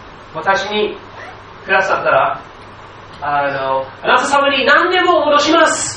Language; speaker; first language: Japanese; non-native, fluent; English